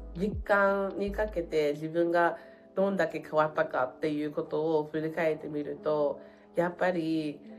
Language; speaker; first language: Japanese; non-native, fluent; English